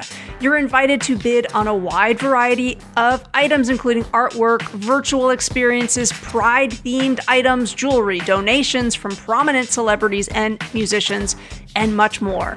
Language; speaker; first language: English; native; English